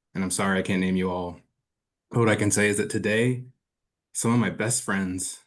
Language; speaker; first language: English; early bilingual, other home language; Spanish